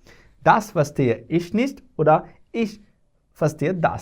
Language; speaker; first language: German; non-native, fluent; Hindi